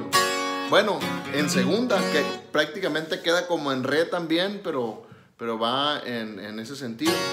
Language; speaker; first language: Spanish; native; Spanish